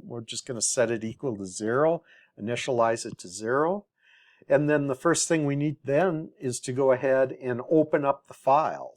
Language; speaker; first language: English; native; English